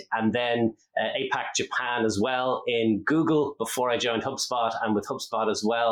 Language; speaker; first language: English; native; English